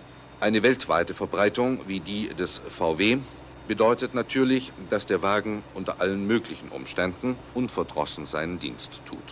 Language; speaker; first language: German; native; German